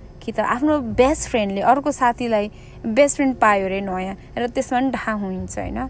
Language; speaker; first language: Nepali; early bilingual, heritage; Nepali